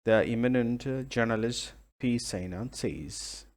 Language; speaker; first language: English; non-native, local second language; Malayalam